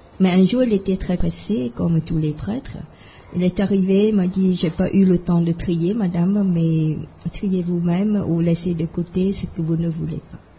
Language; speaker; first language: French; non-native, fluent; Khmer